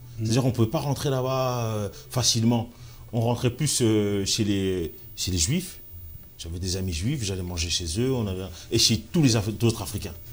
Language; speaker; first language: French; early bilingual, other home language; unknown